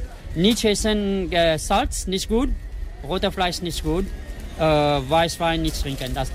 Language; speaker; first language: German; non-native, learner; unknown